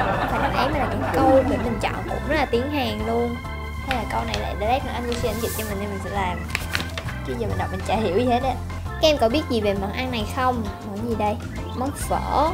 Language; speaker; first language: Vietnamese; native; Vietnamese